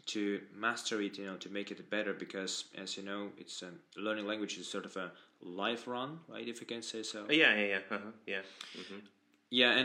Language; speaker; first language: English; non-native, fluent; Russian